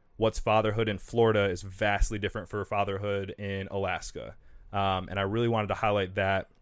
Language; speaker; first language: English; native; English